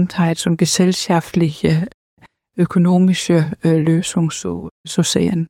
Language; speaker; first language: German; non-native, learner; Danish